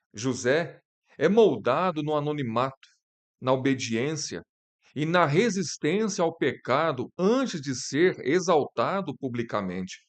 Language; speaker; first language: Portuguese; native; Portuguese